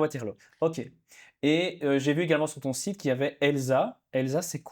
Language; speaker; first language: French; native; French